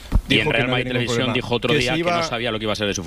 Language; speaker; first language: Spanish; native; Spanish